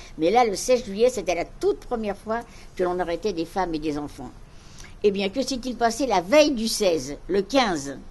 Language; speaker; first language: French; native; French